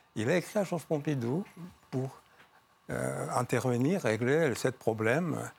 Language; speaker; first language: French; non-native, fluent; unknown